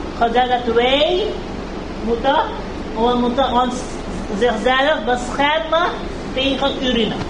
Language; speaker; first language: Dutch; early bilingual, heritage; Urdu